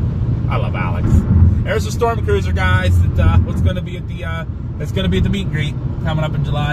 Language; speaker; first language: English; native; English